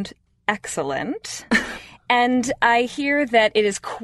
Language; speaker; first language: English; native; English